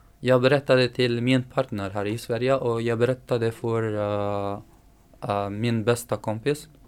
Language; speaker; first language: Swedish; non-native, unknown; Arabic